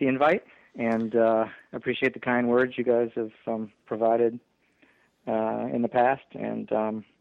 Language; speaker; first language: English; native; English